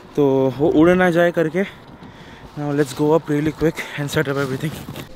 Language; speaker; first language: Hindi; non-native, local second language; Marathi